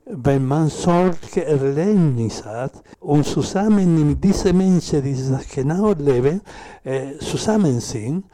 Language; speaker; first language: German; non-native, learner; Spanish